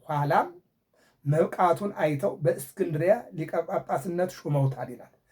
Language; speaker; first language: Amharic; native; Amharic